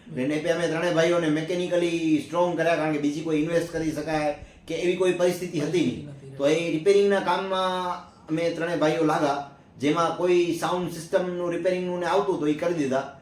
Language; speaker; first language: Gujarati; native; Gujarati